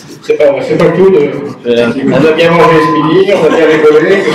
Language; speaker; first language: French; native; French